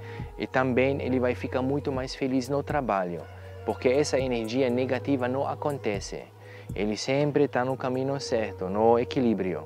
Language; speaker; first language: Portuguese; non-native, learner; German